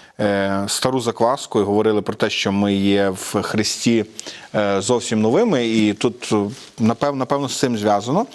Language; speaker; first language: Ukrainian; native; Ukrainian